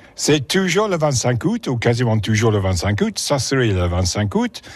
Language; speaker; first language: French; non-native, fluent; English